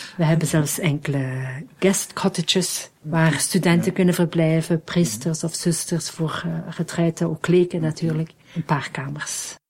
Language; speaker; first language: Dutch; native; Dutch